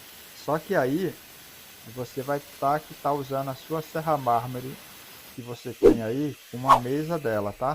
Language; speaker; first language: Portuguese; native; Portuguese